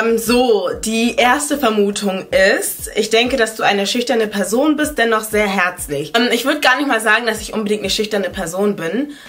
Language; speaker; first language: German; early bilingual, other home language; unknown